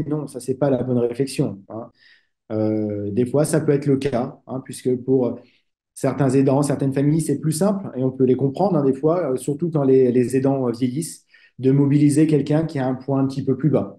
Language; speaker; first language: French; native; French